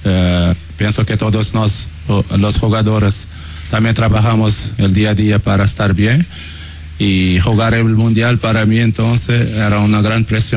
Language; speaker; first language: Spanish; non-native, learner; Portuguese